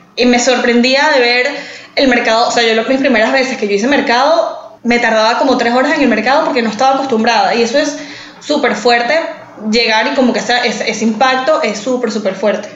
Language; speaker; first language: Spanish; native; Spanish